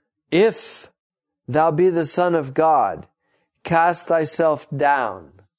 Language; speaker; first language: English; native; English